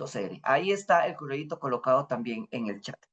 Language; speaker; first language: Spanish; native; Spanish